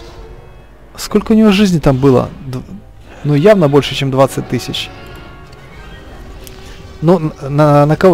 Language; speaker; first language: Russian; native; Russian